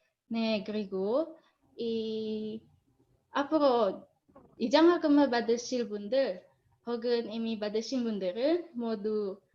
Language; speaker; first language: Korean; non-native, learner; Indonesian